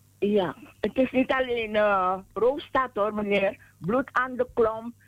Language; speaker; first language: Dutch; native; Dutch